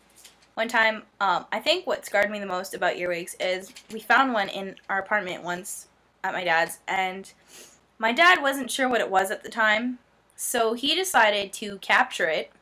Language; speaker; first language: English; native; English